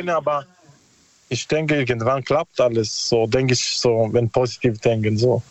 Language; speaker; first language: German; non-native, learner; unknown